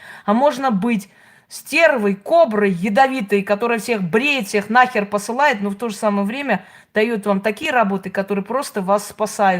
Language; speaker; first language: Russian; native; Russian